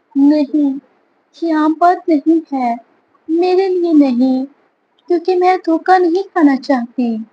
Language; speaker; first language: Urdu; native; Urdu